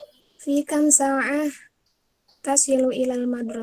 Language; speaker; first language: Arabic; non-native, learner; Indonesian